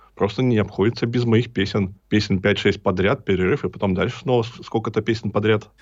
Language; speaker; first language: Russian; native; Russian